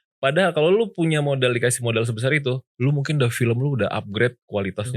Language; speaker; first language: Indonesian; native; Indonesian